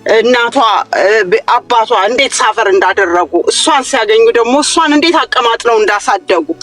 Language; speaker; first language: Amharic; native; Amharic